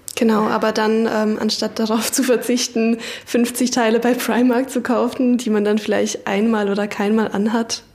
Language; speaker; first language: German; native; German